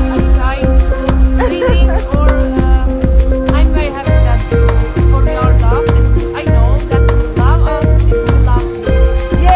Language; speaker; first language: English; non-native, learner; Turkish